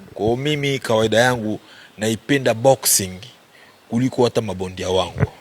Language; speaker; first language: Swahili; native; Swahili